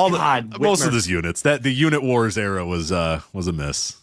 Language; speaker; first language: English; native; English